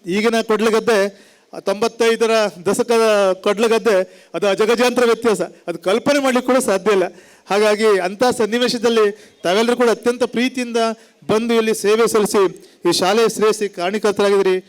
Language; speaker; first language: Kannada; native; Kannada